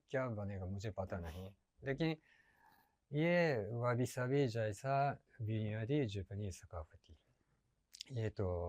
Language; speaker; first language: Hindi; non-native, learner; Japanese